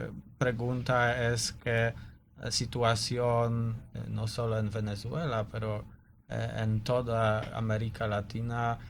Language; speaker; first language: Spanish; non-native, learner; Polish